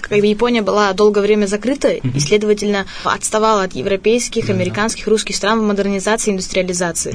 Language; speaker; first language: Russian; native; Russian